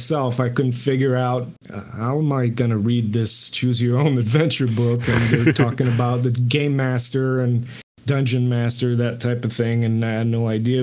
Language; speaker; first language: English; non-native, fluent; French